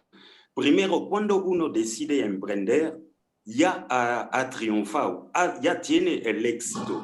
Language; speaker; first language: Spanish; non-native, fluent; French